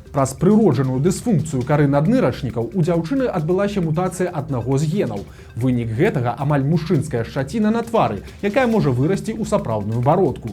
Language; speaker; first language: Belarusian; native; Belarusian